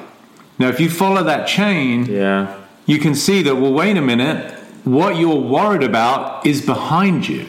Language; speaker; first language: English; native; English